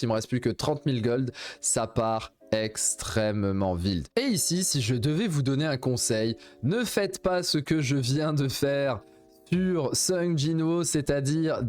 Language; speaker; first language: French; native; French